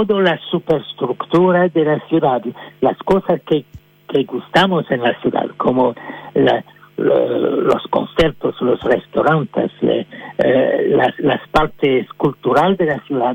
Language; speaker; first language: Spanish; non-native, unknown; French